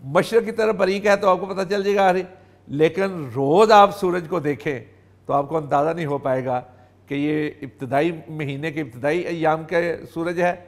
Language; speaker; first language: Urdu; non-native, local second language; Punjabi